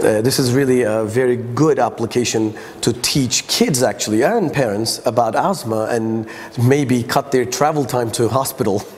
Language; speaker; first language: English; non-native, fluent; Turkish